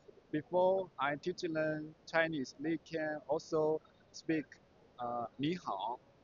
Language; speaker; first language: English; non-native, learner; Chinese